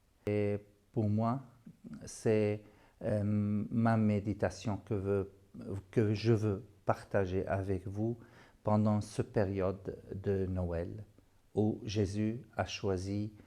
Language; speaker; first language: French; non-native, fluent; Arabic